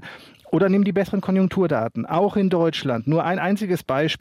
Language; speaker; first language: German; native; German